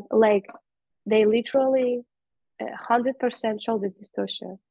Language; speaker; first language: English; non-native, fluent; Russian